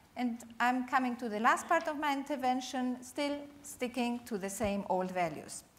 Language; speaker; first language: English; non-native, fluent; Spanish